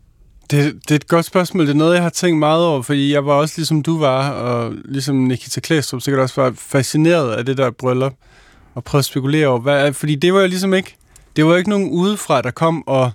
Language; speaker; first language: Danish; native; Danish